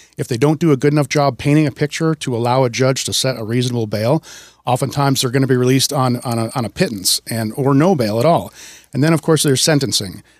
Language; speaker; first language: English; native; English